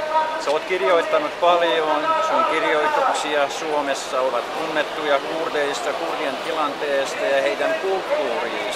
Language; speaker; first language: Finnish; non-native, fluent; Kurdish